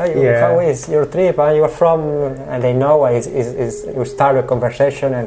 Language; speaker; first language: English; non-native, learner; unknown